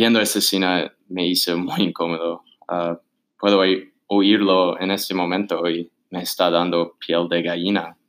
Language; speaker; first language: Spanish; non-native, learner; English